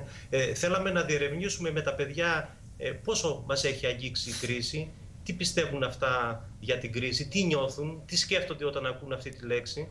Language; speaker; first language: Greek; native; Greek